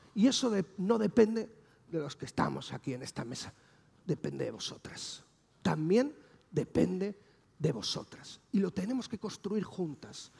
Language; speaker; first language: Spanish; native; Spanish